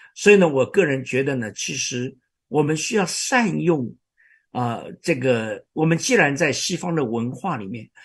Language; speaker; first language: Chinese; native; Chinese